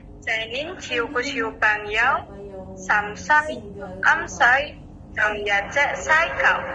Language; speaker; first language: Cantonese; non-native, learner; Indonesian